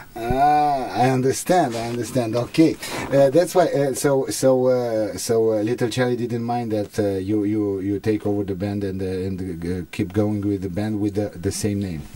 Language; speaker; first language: English; non-native, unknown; Romanian